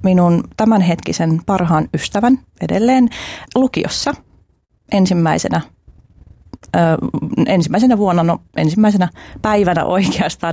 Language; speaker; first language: Finnish; early bilingual, other home language; Albanian